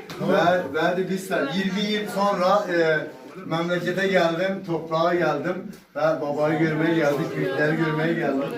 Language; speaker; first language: Turkish; non-native, fluent; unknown